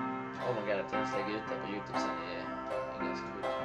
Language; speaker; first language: Swedish; native; Swedish